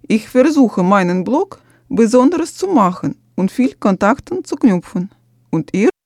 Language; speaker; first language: German; non-native, fluent; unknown